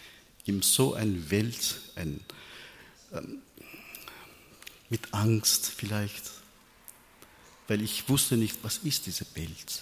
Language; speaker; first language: German; non-native, learner; Persian